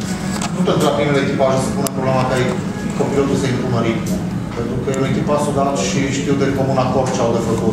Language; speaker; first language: Romanian; native; Romanian